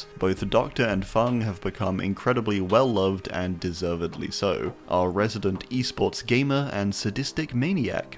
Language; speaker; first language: English; native; English